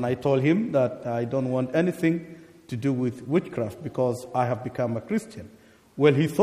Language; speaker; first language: English; non-native, local second language; Masai